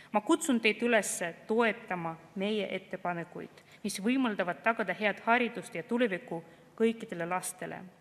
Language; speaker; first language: Estonian; non-native, local second language; Russian